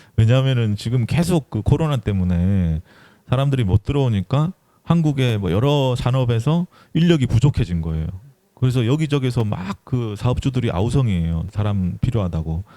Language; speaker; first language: Korean; native; Korean